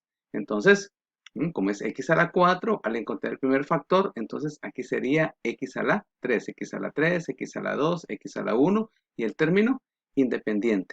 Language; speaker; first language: Spanish; native; Spanish